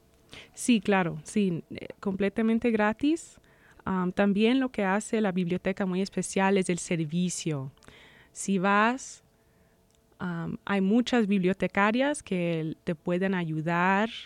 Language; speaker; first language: Spanish; early bilingual, heritage; Spanish